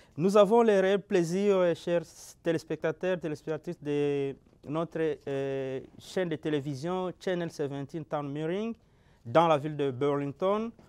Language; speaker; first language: French; non-native, local second language; Lingala